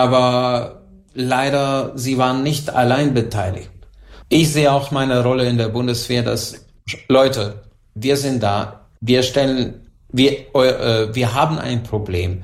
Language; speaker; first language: German; non-native, fluent; Hungarian